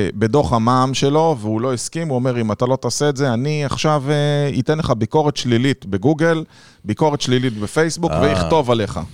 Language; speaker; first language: Hebrew; native; Hebrew